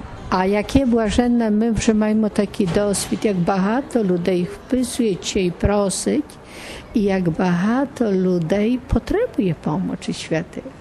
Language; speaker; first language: Polish; non-native, learner; Ukrainian